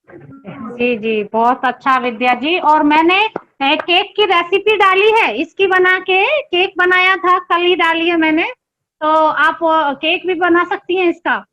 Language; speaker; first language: Hindi; native; Hindi